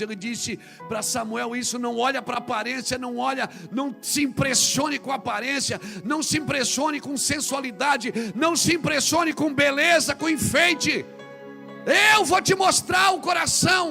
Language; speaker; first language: Portuguese; native; Portuguese